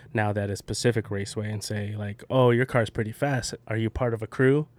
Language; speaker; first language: English; early bilingual, other home language; Filipino